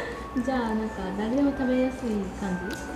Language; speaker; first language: Japanese; native; Japanese